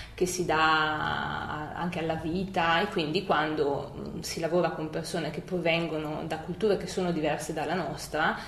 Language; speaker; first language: Italian; native; Italian